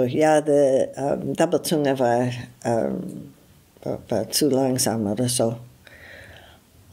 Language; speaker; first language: German; non-native, fluent; English